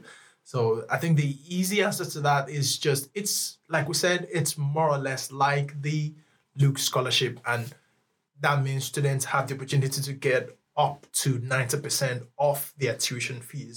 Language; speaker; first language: English; non-native, local second language; Yoruba